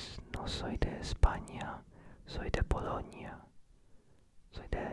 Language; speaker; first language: Spanish; non-native, learner; Polish